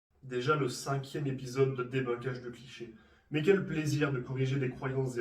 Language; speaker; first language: French; native; French